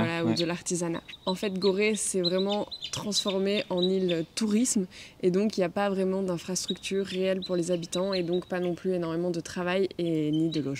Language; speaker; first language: French; native; French